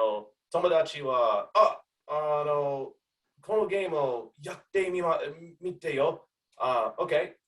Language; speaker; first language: Japanese; non-native, learner; English